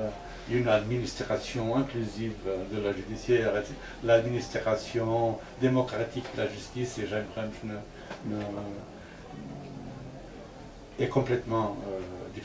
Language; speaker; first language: French; non-native, fluent; Portuguese